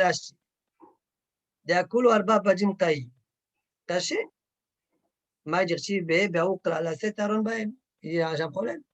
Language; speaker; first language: French; native; French